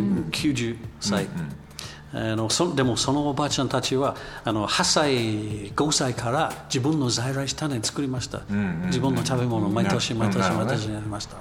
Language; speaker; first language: Japanese; non-native, learner; English